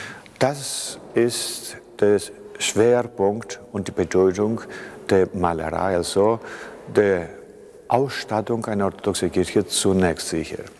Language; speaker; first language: German; non-native, fluent; Greek